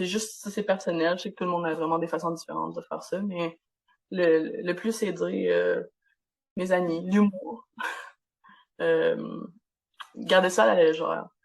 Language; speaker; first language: French; non-native, local second language; English